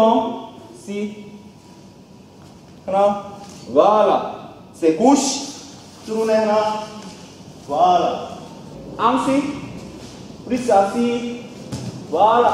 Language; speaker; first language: French; non-native, learner; Korean